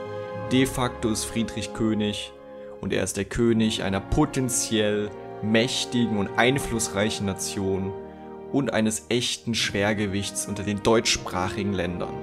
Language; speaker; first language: German; native; German